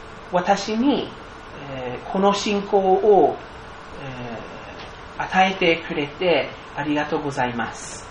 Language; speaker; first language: Japanese; non-native, fluent; English